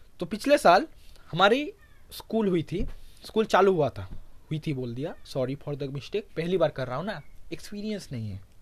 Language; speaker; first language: Hindi; non-native, local second language; Bangla